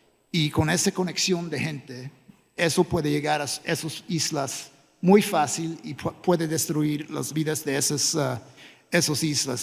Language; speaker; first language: Spanish; non-native, fluent; English